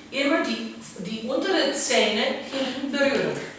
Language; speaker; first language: German; non-native, fluent; English